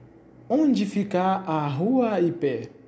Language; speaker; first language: Portuguese; non-native, fluent; Haitian Creole